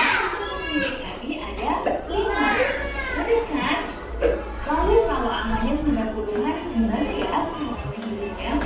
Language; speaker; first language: Indonesian; native; Indonesian